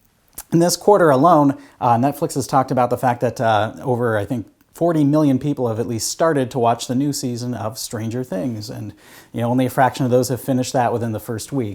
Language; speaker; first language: English; native; English